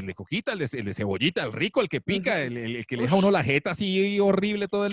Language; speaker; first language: Spanish; native; Spanish